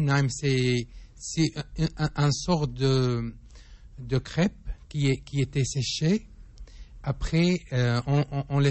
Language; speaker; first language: French; non-native, learner; Arabic